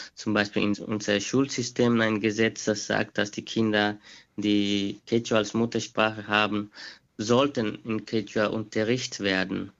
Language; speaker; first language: German; non-native, fluent; Quechua